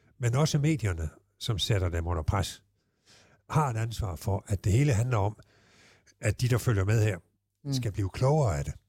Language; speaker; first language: Danish; native; Danish